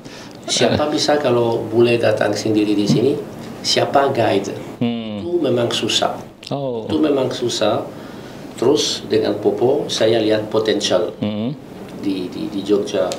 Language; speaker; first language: Indonesian; non-native, learner; Italian